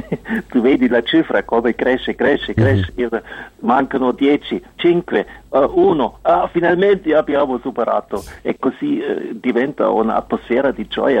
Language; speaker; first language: Italian; non-native, fluent; German